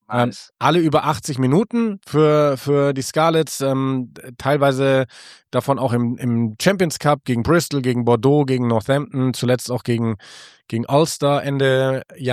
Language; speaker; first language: German; native; German